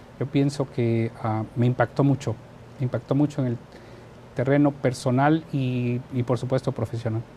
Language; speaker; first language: Spanish; native; Spanish